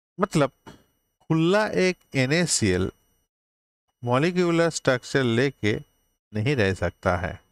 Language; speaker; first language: Hindi; native; Hindi